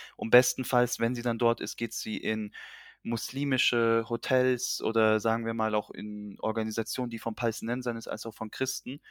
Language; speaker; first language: German; early bilingual, heritage; Urdu